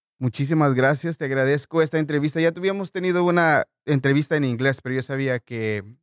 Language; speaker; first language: Spanish; native; Spanish